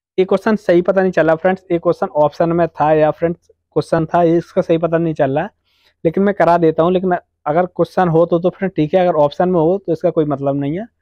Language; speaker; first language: Hindi; native; Hindi